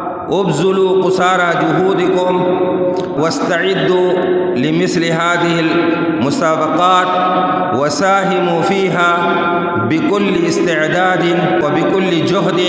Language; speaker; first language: Arabic; non-native, fluent; Urdu